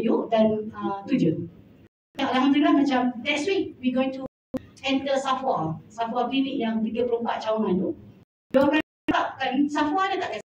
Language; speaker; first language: Malay; native; Malay